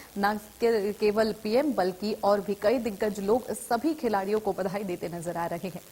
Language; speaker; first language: Hindi; native; Hindi